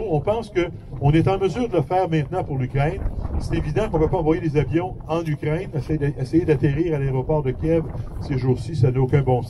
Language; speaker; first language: French; native; French